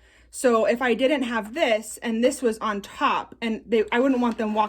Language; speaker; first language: English; native; English